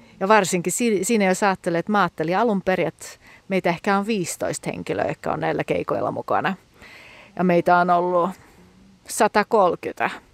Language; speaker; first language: Finnish; early bilingual, heritage; Finnish